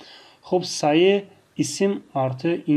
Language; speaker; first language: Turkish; non-native, fluent; Tajik